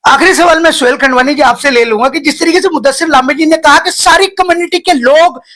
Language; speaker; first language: Hindi; non-native, local second language; Marathi